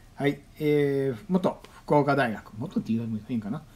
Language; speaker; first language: Japanese; native; Japanese